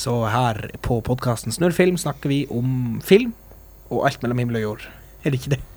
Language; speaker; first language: Norwegian; native; Norwegian